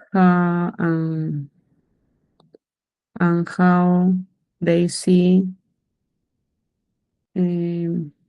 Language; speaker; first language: English; non-native, learner; Spanish